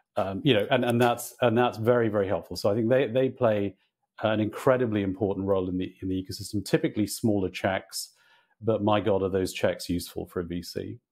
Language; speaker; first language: English; native; English